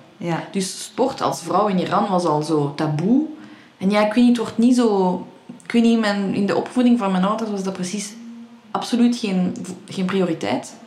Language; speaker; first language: Dutch; early bilingual, other home language; Persian